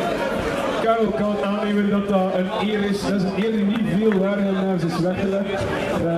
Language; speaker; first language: Dutch; native; Dutch